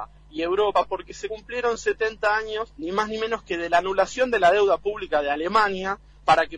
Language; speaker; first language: Spanish; native; Spanish